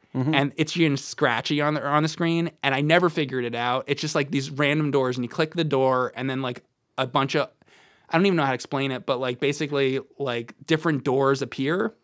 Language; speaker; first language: English; native; English